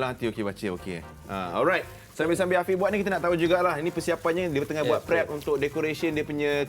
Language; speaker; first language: Malay; native; Malay